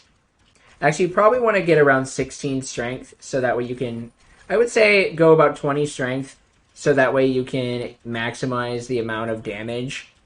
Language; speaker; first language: English; native; English